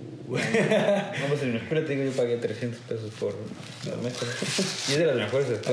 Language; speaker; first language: Spanish; native; Spanish